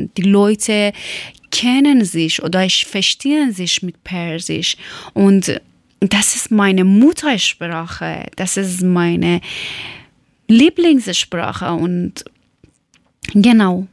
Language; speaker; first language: German; non-native, local second language; Persian